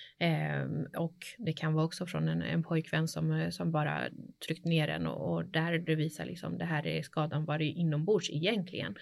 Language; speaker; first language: Swedish; early bilingual, other home language; Spanish